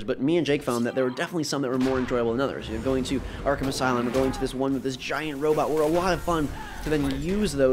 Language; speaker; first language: English; native; English